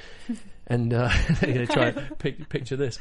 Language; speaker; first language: English; native; English